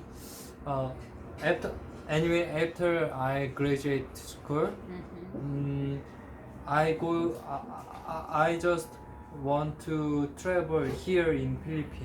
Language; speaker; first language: English; non-native, learner; Korean